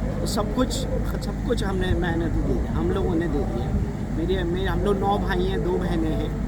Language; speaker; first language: Urdu; native; Urdu